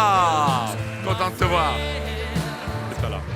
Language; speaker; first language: French; native; French